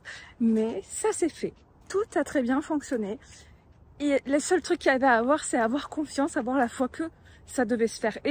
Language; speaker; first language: French; native; French